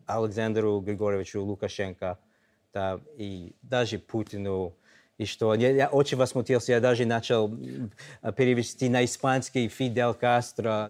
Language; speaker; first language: Russian; non-native, fluent; English